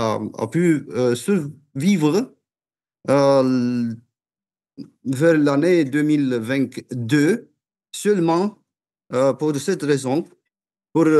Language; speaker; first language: French; non-native, fluent; Romanian